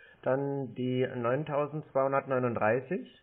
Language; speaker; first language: German; native; German